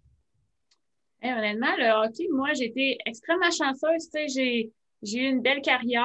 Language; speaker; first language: French; native; French